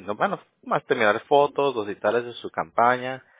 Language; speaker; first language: Spanish; early bilingual, heritage; Spanish